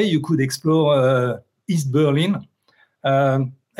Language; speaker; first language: English; non-native, fluent; French